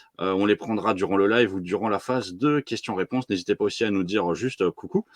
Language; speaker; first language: French; native; French